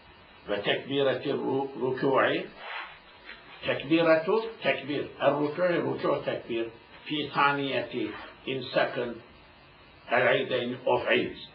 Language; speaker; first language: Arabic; non-native, fluent; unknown